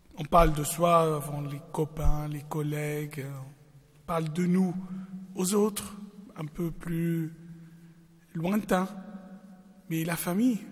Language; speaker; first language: French; non-native, local second language; Arabic